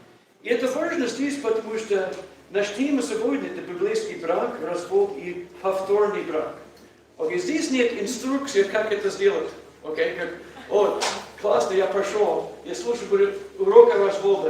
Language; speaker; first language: Russian; non-native, learner; English